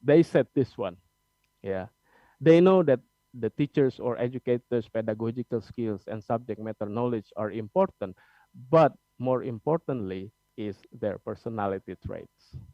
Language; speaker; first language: English; non-native, fluent; Indonesian